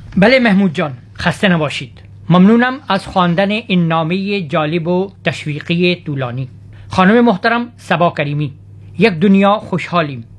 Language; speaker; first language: Persian; non-native, fluent; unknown